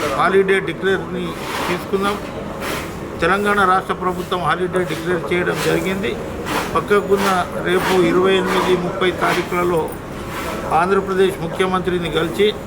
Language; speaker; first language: Telugu; non-native, local second language; Lambadi